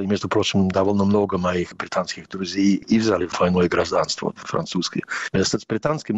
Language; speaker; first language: Russian; non-native, fluent; English